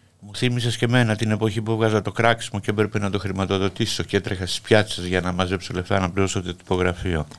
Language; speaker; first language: Greek; native; Greek